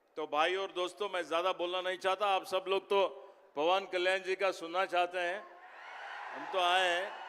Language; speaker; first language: Hindi; non-native, local second language; Kannada